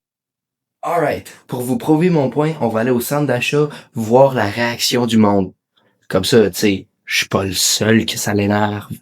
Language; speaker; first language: French; native; French